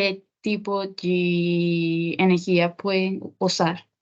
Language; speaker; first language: Portuguese; non-native, learner; Spanish